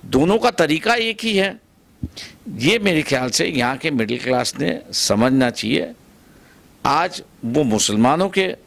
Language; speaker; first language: Hindi; non-native, local second language; Marathi